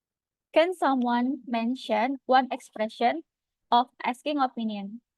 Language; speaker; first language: English; non-native, fluent; Indonesian